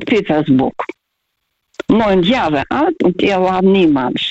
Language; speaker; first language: German; non-native, fluent; Russian